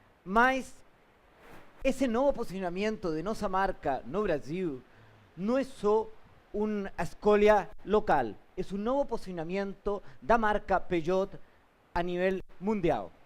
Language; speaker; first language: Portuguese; non-native, learner; Spanish